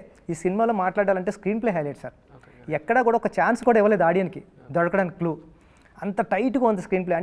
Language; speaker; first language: Telugu; native; Telugu